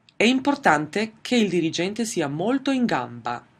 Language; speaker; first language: Italian; non-native, fluent; English